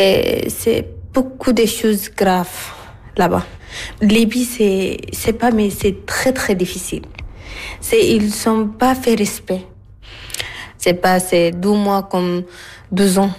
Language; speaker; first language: French; non-native, learner; Arabic